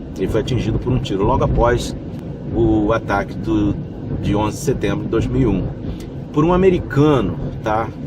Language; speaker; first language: Portuguese; native; Portuguese